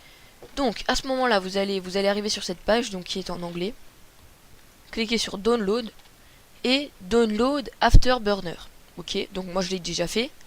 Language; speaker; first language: French; native; French